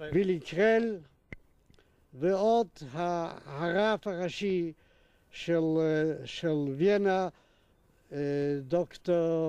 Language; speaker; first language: Hebrew; non-native, fluent; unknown